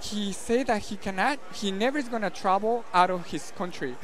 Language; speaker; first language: English; non-native, learner; Spanish